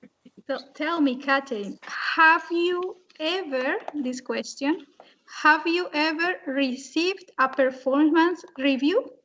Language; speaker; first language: English; non-native, fluent; Spanish